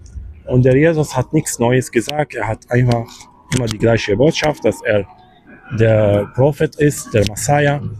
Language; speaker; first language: German; non-native, learner; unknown